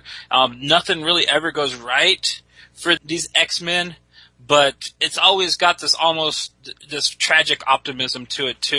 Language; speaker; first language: English; native; English